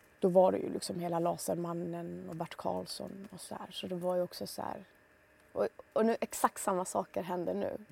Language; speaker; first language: Swedish; early bilingual, other home language; Persian